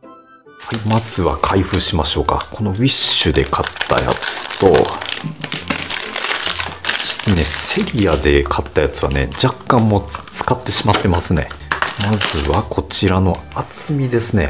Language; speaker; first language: Japanese; native; Japanese